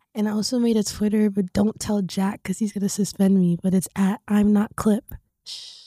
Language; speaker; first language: English; native; English